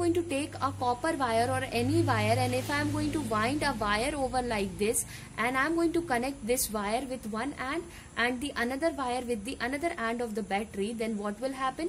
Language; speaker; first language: English; non-native, local second language; Hindi